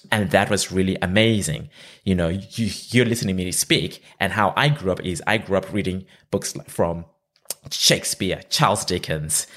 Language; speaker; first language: English; non-native, local second language; Shona